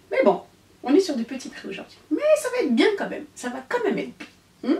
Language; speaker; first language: French; native; French